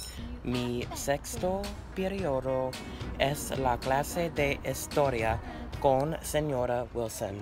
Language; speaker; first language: Spanish; non-native, learner; English